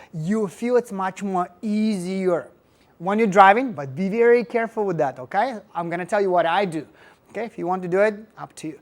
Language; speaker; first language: English; non-native, fluent; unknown